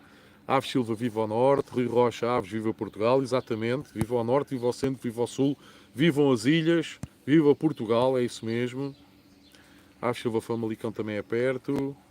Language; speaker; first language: Portuguese; native; Portuguese